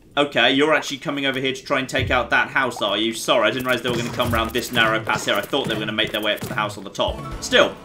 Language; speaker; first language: English; native; English